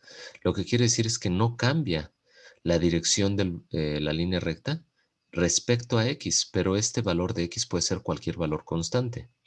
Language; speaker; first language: Spanish; native; Spanish